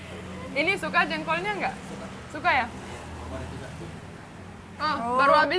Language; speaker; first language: Indonesian; non-native, fluent; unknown